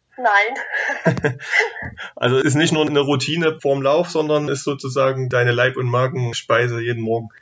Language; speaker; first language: German; native; German